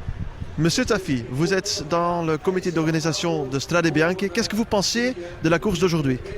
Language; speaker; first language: French; native; French